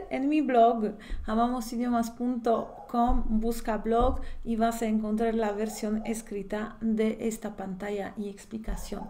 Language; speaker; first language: Spanish; non-native, fluent; Polish